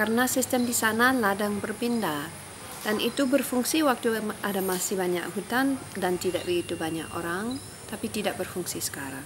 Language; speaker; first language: Indonesian; non-native, fluent; English